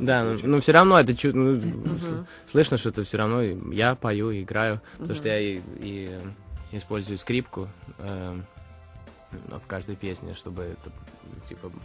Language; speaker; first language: Russian; early bilingual, heritage; Russian